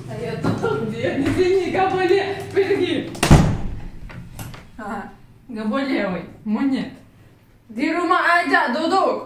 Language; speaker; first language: Indonesian; non-native, learner; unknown